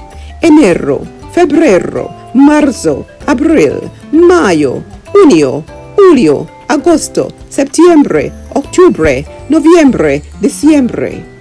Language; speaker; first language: Spanish; non-native, learner; English